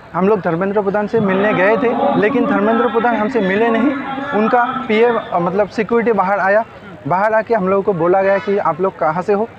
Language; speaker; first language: Hindi; non-native, local second language; Assamese